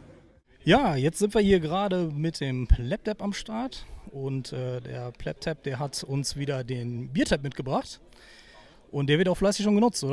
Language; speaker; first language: German; native; German